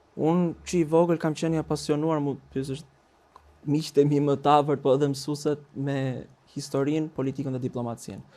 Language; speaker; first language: Albanian; native; Albanian